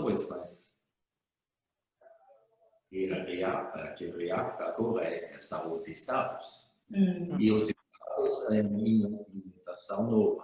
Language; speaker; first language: Portuguese; non-native, fluent; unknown